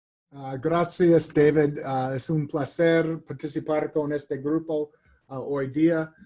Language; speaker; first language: Spanish; non-native, learner; English